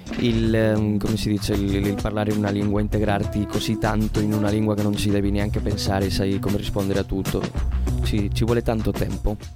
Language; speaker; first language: Italian; non-native, fluent; Spanish